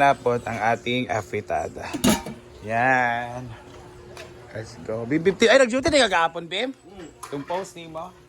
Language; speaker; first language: Filipino; non-native, local second language; Cebuano